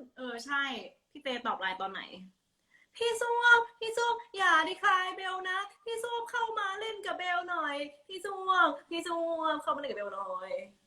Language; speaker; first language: Thai; native; Thai